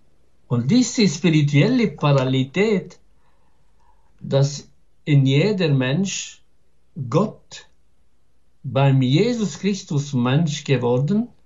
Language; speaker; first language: German; non-native, fluent; Arabic